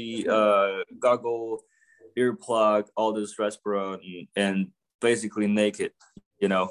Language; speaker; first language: English; non-native, fluent; Chinese